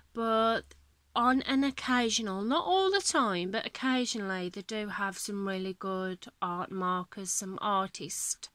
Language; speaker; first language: English; native; English